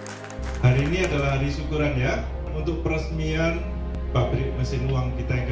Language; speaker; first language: Indonesian; native; Indonesian